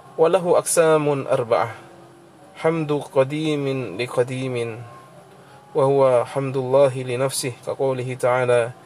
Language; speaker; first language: Arabic; non-native, fluent; Indonesian